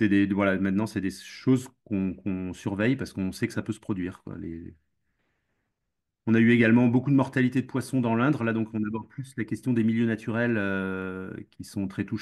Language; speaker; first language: French; native; French